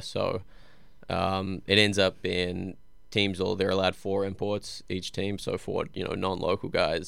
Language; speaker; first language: English; native; English